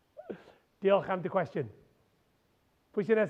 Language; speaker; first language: Welsh; non-native, local second language; English